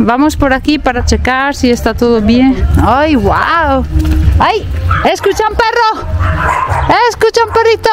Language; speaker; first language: Spanish; non-native, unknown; Italian